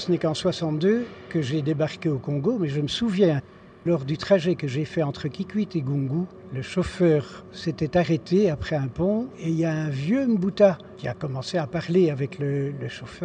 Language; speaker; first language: French; native; French